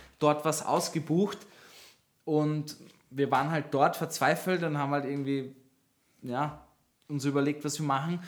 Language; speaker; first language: German; native; German